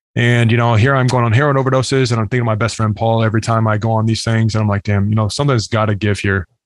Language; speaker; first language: English; native; English